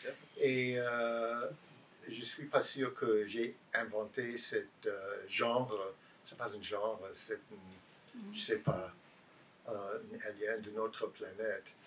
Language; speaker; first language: French; non-native, learner; English